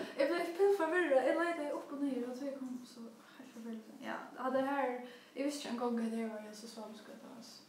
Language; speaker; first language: Danish; non-native, learner; Faroese